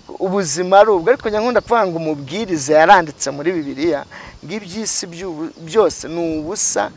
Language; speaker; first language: Kinyarwanda; native; Kinyarwanda